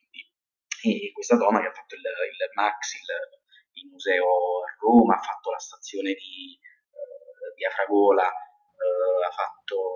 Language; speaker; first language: Italian; native; Italian